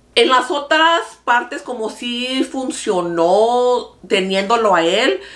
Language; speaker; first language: Spanish; early bilingual, other home language; English